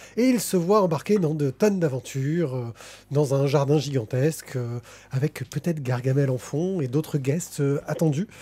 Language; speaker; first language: French; native; French